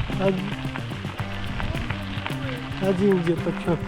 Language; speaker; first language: Ukrainian; non-native, learner; Georgian